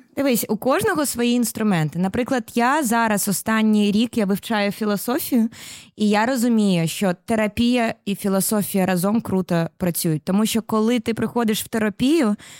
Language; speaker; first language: Ukrainian; non-native, local second language; Russian